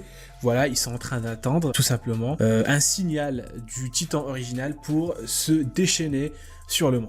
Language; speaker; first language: French; native; French